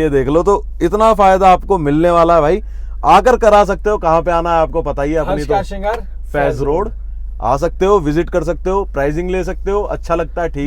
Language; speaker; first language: Hindi; native; Hindi